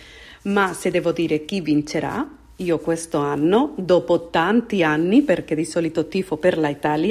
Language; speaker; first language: Italian; non-native, fluent; Spanish